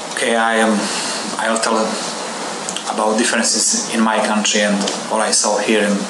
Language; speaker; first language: English; non-native, learner; Serbian